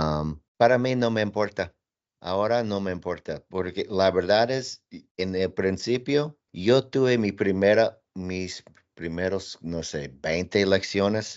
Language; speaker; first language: Spanish; non-native, learner; English